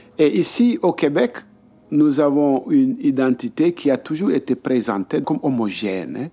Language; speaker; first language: French; non-native, local second language; Wolof